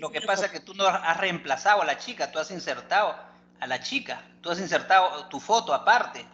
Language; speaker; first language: Spanish; native; Spanish